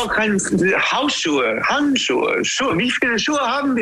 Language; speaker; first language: German; non-native, learner; English